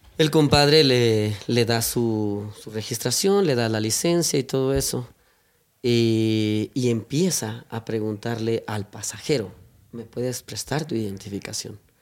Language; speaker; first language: Spanish; native; Spanish